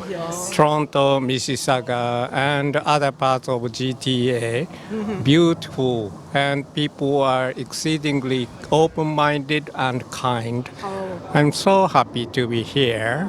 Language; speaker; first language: English; non-native, fluent; Japanese